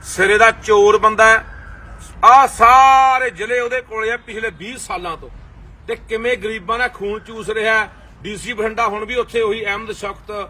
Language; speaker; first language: Punjabi; native; Punjabi